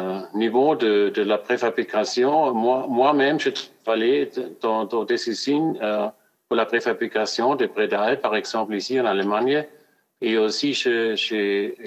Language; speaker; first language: French; non-native, fluent; German